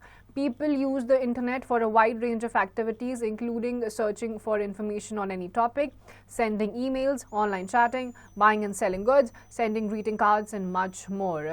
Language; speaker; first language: English; non-native, local second language; Hindi